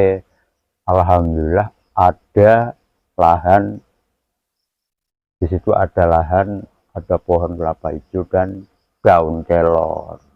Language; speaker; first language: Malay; non-native, local second language; Javanese